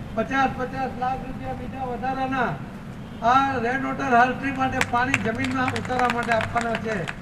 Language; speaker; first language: Gujarati; non-native, local second language; Marathi